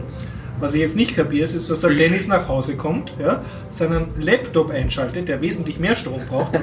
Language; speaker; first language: German; native; German